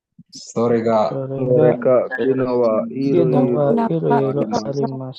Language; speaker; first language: Japanese; non-native, learner; Indonesian